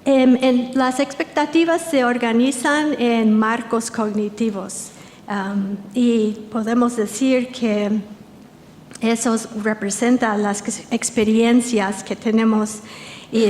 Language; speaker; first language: Spanish; non-native, fluent; English